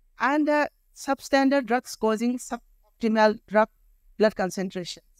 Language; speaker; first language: English; non-native, local second language; Manipuri